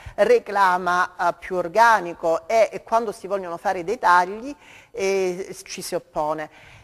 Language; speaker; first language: Italian; native; Italian